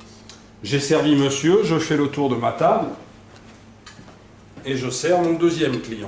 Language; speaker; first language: French; native; French